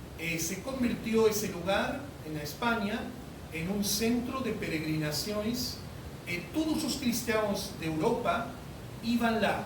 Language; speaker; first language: Spanish; non-native, learner; Portuguese